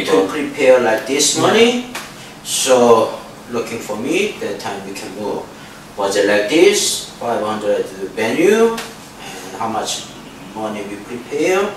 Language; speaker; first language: English; non-native, learner; Korean